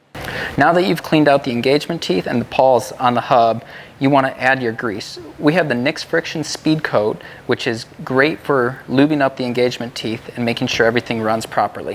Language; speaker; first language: English; native; English